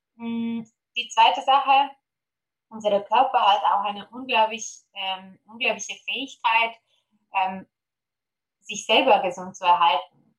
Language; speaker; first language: German; non-native, fluent; Polish